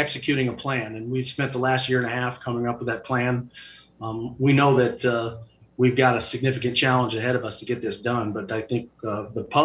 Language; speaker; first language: English; native; English